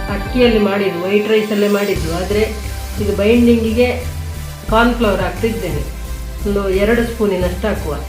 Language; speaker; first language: Kannada; non-native, local second language; Tulu